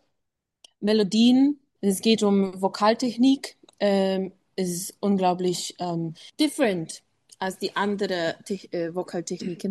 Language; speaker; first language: German; non-native, learner; English